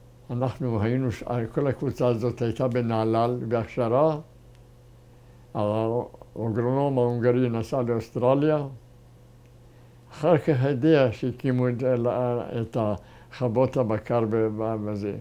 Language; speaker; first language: Hebrew; non-native, fluent; German